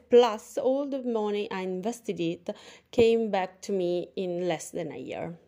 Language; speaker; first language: English; non-native, fluent; Italian